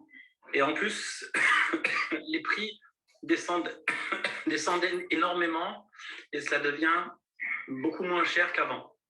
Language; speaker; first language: French; native; French